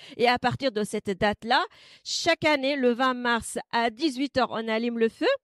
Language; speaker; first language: French; non-native, fluent; Kurdish